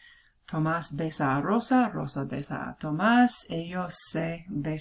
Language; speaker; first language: Spanish; non-native, fluent; English